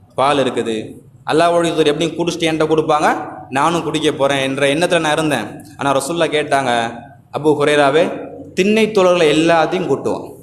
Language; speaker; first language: Tamil; native; Tamil